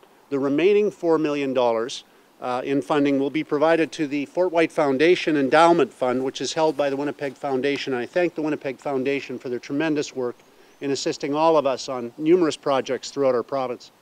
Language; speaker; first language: English; native; English